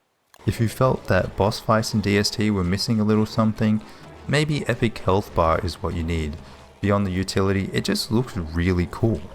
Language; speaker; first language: English; native; English